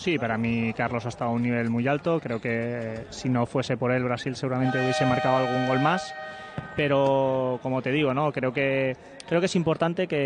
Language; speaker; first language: Spanish; native; Spanish